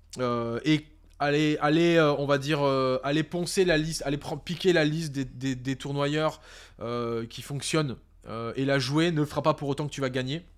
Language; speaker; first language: French; native; French